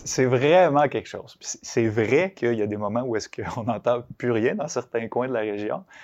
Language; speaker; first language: French; native; French